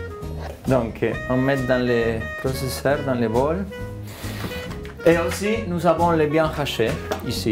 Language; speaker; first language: French; non-native, fluent; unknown